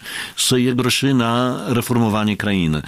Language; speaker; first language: Ukrainian; non-native, fluent; Polish